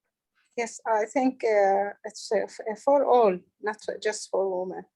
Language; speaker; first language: English; non-native, learner; Arabic